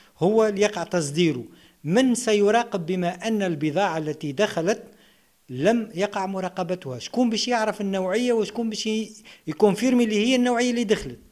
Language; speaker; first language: Arabic; native; Arabic